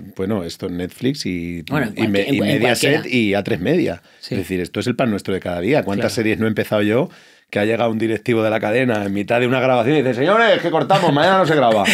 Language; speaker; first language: Spanish; native; Spanish